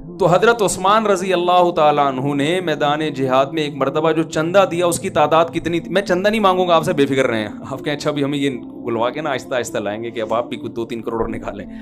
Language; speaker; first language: Urdu; native; Urdu